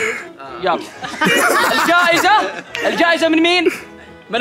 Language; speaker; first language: Arabic; native; Arabic